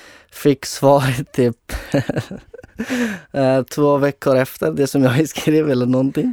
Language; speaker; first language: Swedish; non-native, fluent; Persian